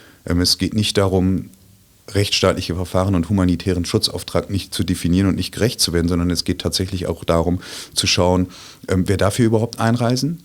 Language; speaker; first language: German; native; German